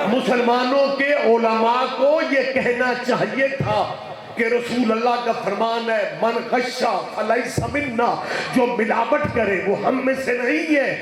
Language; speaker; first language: Urdu; non-native, local second language; Punjabi